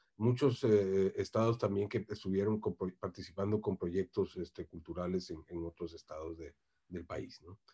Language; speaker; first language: Spanish; native; Spanish